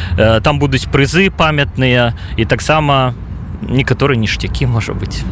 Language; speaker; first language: Belarusian; non-native, local second language; Russian